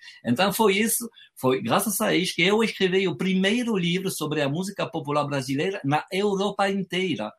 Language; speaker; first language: Portuguese; non-native, fluent; French